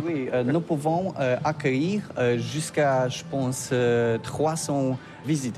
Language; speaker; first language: French; non-native, learner; Polish